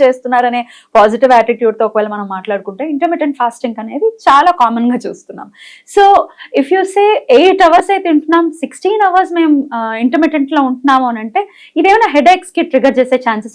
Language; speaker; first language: Telugu; native; Telugu